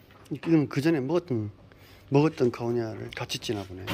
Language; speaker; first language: Korean; native; Korean